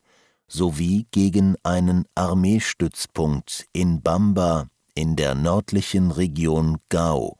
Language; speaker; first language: German; native; German